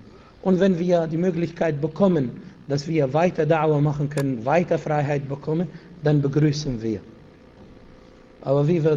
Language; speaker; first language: German; non-native, fluent; Arabic